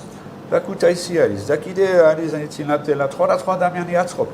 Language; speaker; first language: Georgian; non-native, learner; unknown